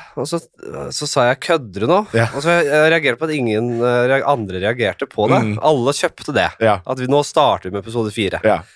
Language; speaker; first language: Norwegian; native; Norwegian